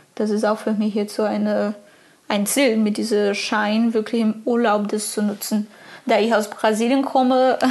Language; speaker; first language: German; non-native, fluent; Portuguese